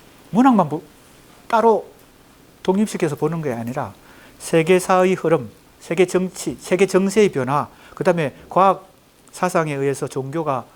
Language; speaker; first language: Korean; native; Korean